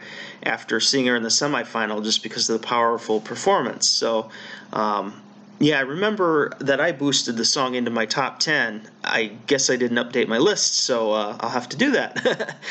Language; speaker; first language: English; native; English